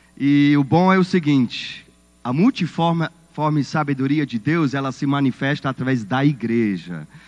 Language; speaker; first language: Portuguese; non-native, fluent; German